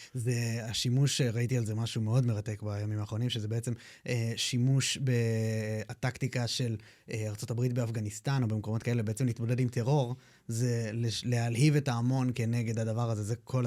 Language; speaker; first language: Hebrew; native; Hebrew